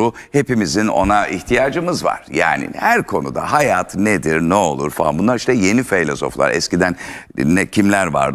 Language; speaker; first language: Turkish; native; Turkish